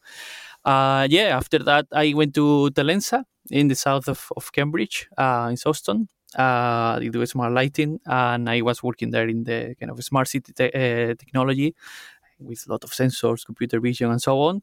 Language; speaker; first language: English; non-native, fluent; Spanish